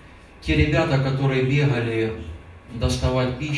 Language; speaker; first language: Russian; native; Russian